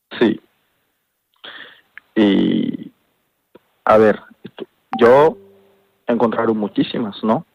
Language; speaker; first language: Spanish; non-native, fluent; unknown